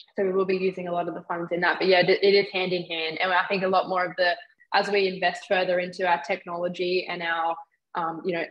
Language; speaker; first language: English; native; English